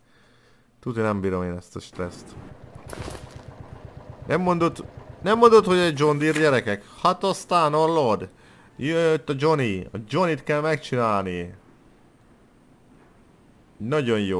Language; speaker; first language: Hungarian; native; Hungarian